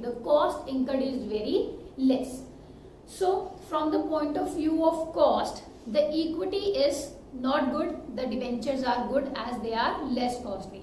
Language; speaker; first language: English; non-native, local second language; Hindi